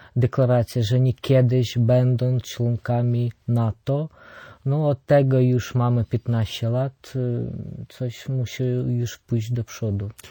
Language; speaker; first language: Polish; non-native, fluent; Ukrainian